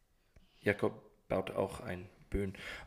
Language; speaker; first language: German; non-native, learner; English